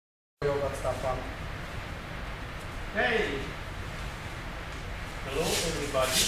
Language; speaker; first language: English; non-native, learner; Russian